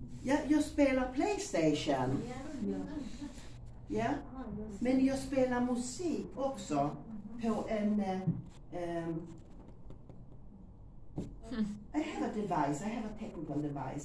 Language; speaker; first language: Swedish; non-native, learner; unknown